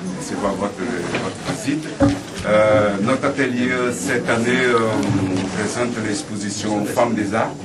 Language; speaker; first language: French; non-native, fluent; Portuguese